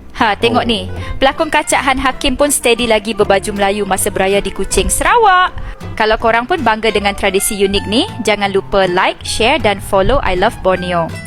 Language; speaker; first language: Malay; native; Malay